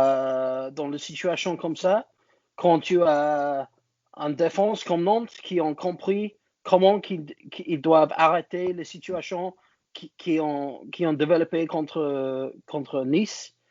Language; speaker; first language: French; non-native, learner; English